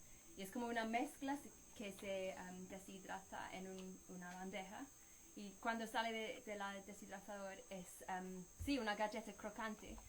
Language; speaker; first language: Spanish; non-native, fluent; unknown